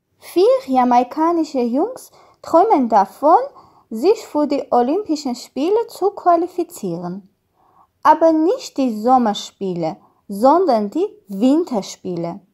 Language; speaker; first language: German; non-native, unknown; Russian